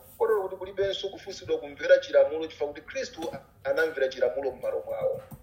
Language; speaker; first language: Nyanja; non-native, local second language; Tumbuka